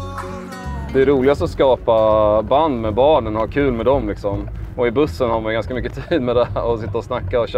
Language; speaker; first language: Swedish; native; Swedish